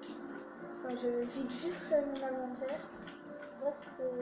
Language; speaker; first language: French; native; French